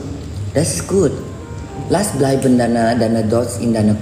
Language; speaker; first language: German; non-native, learner; Indonesian